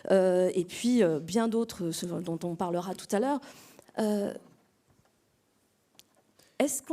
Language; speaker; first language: French; native; French